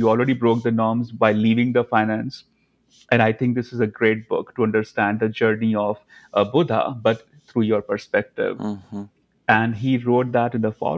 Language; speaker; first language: English; non-native, local second language; Hindi